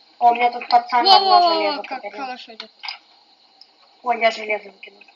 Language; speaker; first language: Russian; native; Russian